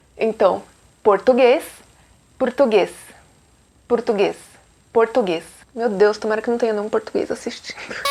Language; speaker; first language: Portuguese; native; Portuguese